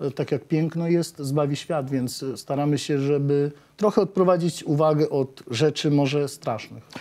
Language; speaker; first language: Polish; native; Polish